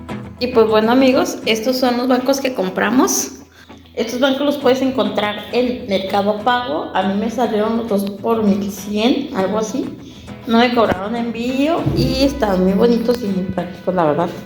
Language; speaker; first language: Spanish; native; Spanish